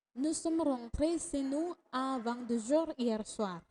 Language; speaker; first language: French; non-native, fluent; Indonesian